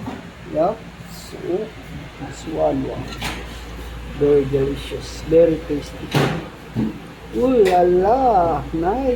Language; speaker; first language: English; non-native, local second language; Filipino